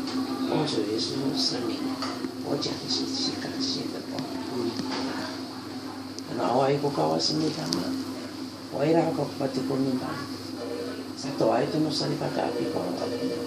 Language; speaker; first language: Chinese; non-native, local second language; Amis